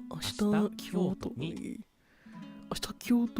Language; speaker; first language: Japanese; non-native, learner; English